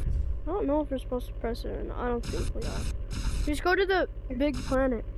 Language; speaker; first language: English; native; English